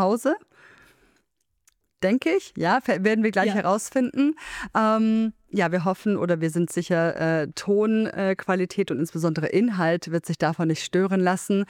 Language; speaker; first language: German; native; German